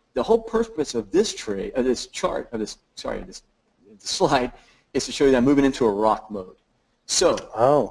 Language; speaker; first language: English; native; English